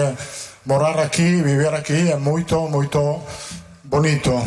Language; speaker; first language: Portuguese; non-native, fluent; Italian